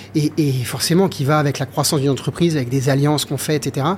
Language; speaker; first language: French; native; French